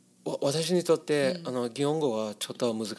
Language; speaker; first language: Japanese; non-native, learner; English